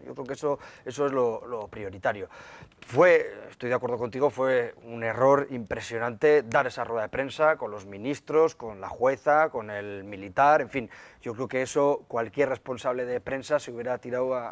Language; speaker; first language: Spanish; native; Spanish